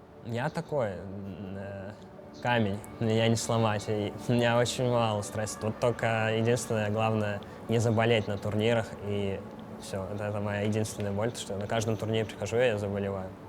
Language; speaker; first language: Russian; native; Russian